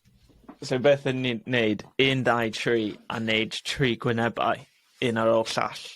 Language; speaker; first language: Welsh; non-native, local second language; English